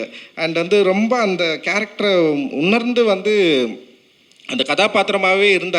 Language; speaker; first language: Tamil; native; Tamil